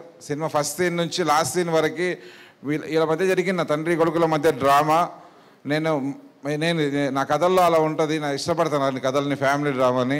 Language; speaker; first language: Telugu; native; Telugu